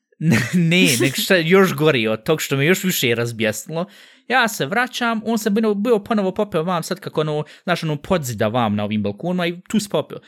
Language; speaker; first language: Bosnian; native; Bosnian